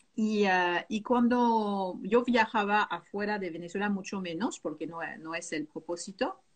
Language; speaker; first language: Spanish; non-native, fluent; French